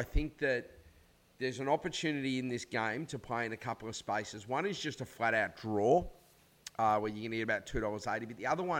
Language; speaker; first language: English; native; English